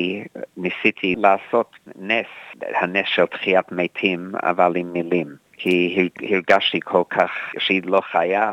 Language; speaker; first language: Hebrew; non-native, fluent; English